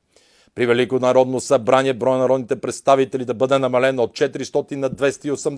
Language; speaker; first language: Bulgarian; native; Bulgarian